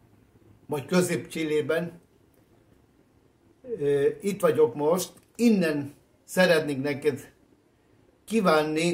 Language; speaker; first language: Hungarian; non-native, fluent; Spanish